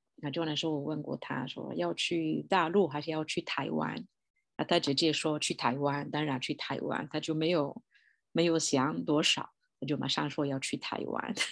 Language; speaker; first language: Chinese; non-native, fluent; Italian